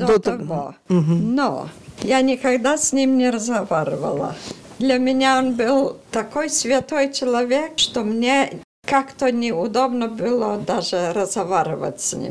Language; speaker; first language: Russian; early bilingual, heritage; Russian